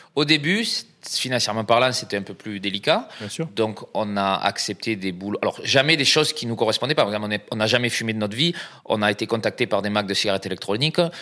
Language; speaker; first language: French; native; French